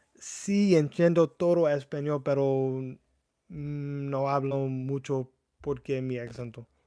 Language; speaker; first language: Spanish; early bilingual, heritage; Spanish